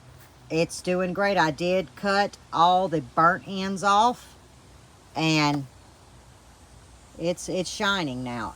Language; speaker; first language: English; native; English